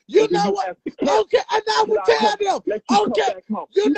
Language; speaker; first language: English; native; English